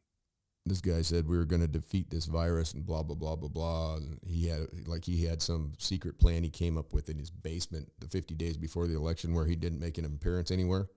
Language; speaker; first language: English; native; English